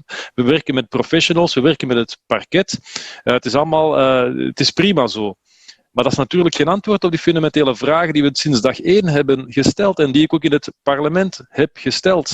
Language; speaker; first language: Dutch; native; Dutch